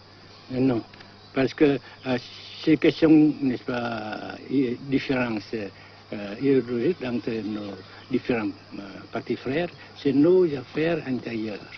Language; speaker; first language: French; non-native, local second language; Vietnamese